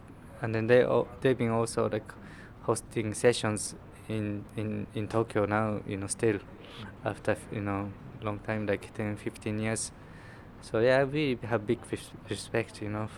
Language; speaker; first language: English; non-native, fluent; Japanese